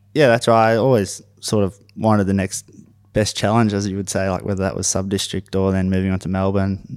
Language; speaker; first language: English; native; English